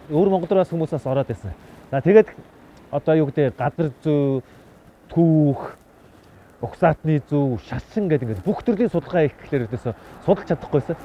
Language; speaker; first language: Mongolian; native; Mongolian